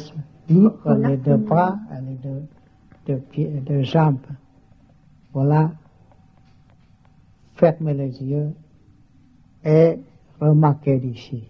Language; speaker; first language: French; non-native, learner; Vietnamese